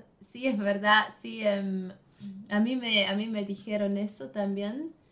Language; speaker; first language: Spanish; non-native, fluent; Swiss German